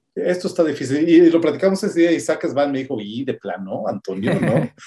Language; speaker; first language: Spanish; native; Spanish